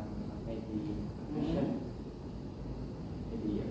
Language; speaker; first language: English; non-native, learner; Indonesian